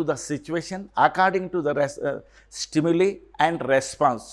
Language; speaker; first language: English; non-native, local second language; Telugu